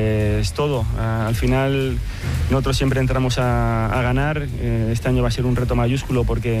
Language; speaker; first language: Spanish; native; Spanish